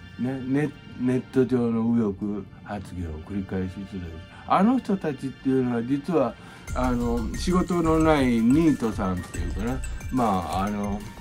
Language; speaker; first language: Japanese; native; Japanese